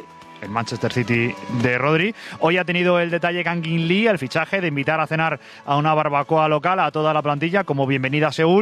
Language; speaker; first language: Spanish; native; Spanish